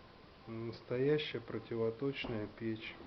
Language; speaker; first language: Russian; native; Russian